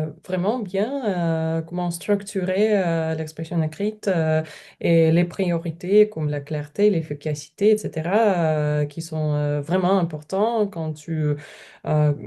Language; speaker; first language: French; non-native, learner; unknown